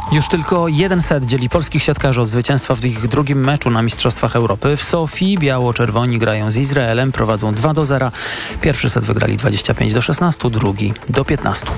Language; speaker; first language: Polish; native; Polish